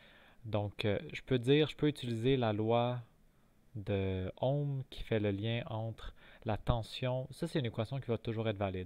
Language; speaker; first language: French; native; French